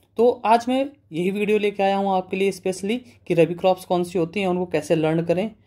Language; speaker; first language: Hindi; native; Hindi